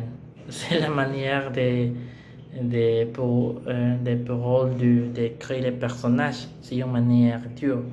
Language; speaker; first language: French; non-native, learner; Spanish